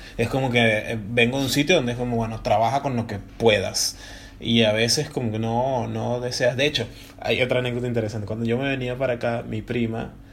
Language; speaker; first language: Spanish; native; Spanish